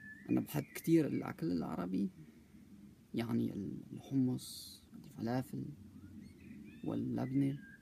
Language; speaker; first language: Arabic; non-native, learner; German